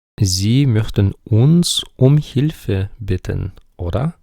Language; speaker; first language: German; non-native, fluent; Ukrainian